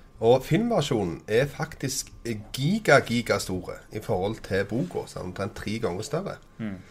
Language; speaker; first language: Norwegian; native; Norwegian